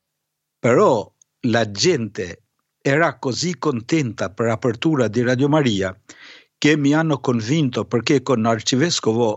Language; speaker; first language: Italian; non-native, fluent; Albanian